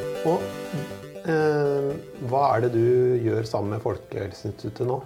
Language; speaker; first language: Norwegian; native; Norwegian